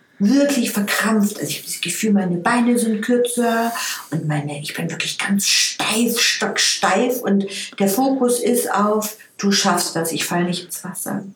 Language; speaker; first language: German; native; German